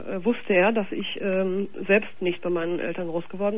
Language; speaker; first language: German; native; German